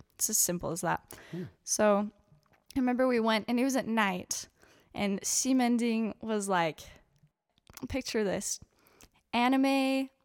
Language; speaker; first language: English; native; English